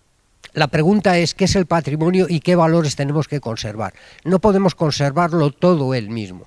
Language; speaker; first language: Spanish; native; Spanish